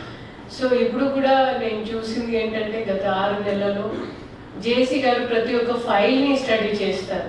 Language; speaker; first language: Telugu; native; Telugu